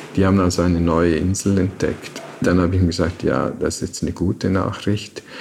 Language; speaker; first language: German; native; German